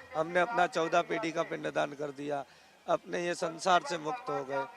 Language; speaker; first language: Hindi; non-native, local second language; Gujarati